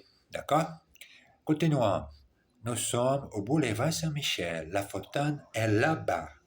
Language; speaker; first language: French; non-native, learner; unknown